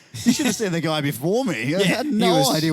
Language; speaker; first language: English; native; English